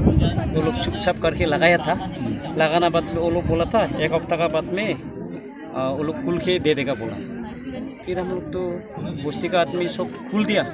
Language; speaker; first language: Hindi; non-native, local second language; Bangla